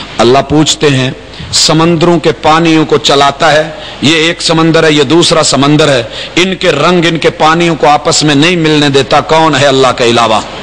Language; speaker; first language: Urdu; non-native, local second language; Punjabi